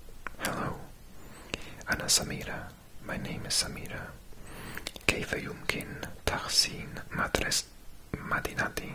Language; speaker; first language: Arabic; non-native, learner; English